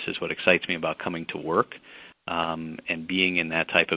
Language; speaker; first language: English; native; English